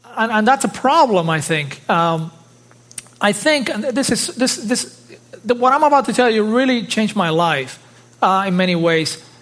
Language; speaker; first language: English; early bilingual, other home language; Spanish